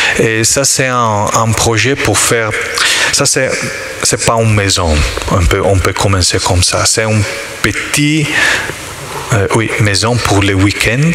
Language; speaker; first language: French; non-native, learner; Italian